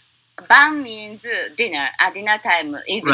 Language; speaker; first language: English; non-native, learner; Japanese